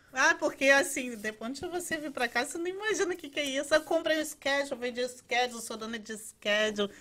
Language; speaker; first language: Portuguese; native; Portuguese